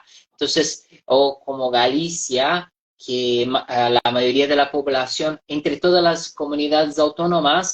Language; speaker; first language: Spanish; non-native, fluent; Portuguese